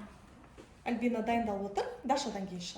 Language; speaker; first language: Kazakh; native; Kazakh